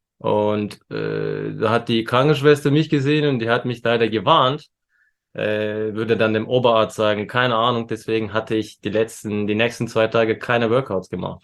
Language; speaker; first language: German; early bilingual, other home language; Turkish